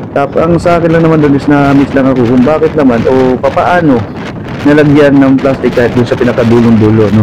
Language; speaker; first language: Filipino; non-native, local second language; Waray